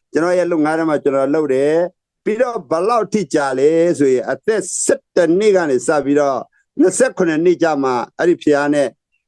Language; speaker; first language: Burmese; non-native, local second language; S'gaw Karen